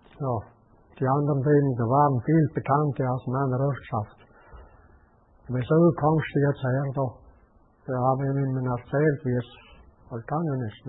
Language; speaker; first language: German; native; German